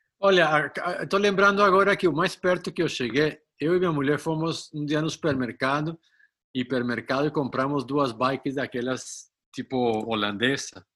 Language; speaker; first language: Portuguese; non-native, fluent; Spanish